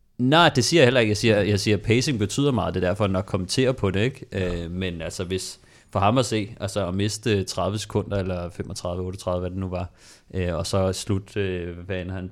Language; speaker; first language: Danish; native; Danish